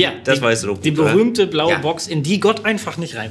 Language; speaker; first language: German; native; German